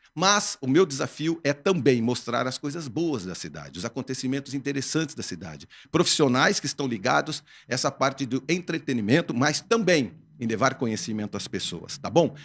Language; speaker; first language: Portuguese; native; Portuguese